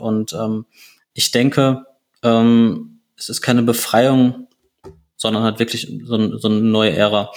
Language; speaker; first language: German; native; German